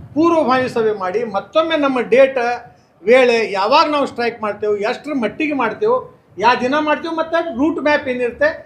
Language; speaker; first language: Kannada; native; Kannada